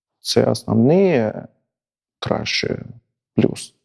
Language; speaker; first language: Ukrainian; non-native, learner; Chinese